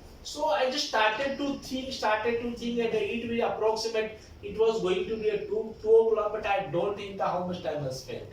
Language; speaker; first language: English; non-native, local second language; Marathi